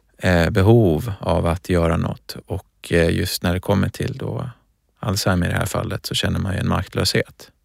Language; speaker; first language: Swedish; early bilingual, other home language; Persian